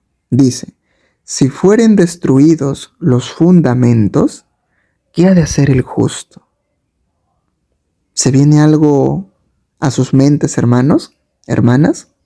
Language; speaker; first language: Spanish; native; Spanish